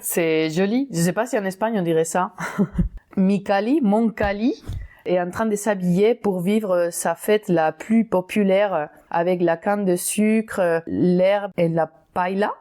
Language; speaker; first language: French; non-native, fluent; Spanish